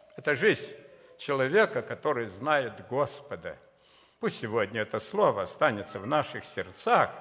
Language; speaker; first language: Russian; native; Russian